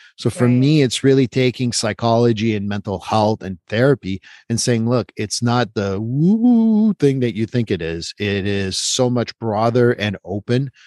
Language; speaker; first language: English; non-native, fluent; French